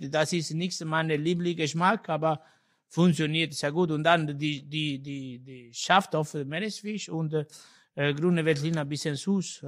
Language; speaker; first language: German; non-native, learner; Italian